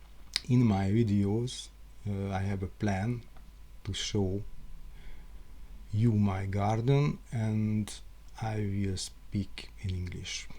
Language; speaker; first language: English; non-native, learner; Hungarian